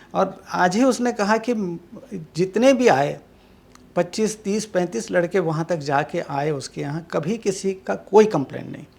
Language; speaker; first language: Hindi; non-native, local second language; Chhattisgarhi